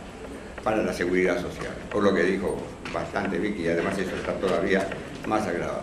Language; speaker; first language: Spanish; native; Spanish